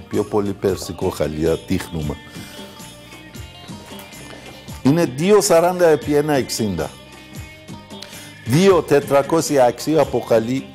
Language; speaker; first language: Greek; non-native, learner; Persian